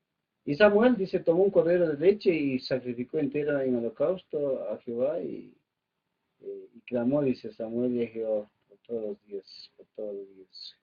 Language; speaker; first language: Spanish; native; Spanish